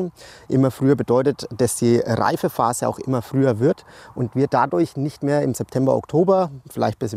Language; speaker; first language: German; native; German